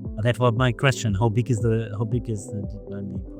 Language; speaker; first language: English; non-native, fluent; German